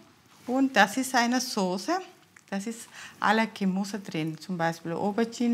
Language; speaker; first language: German; non-native, learner; Tamil